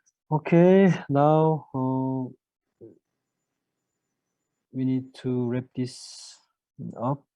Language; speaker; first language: English; non-native, fluent; Korean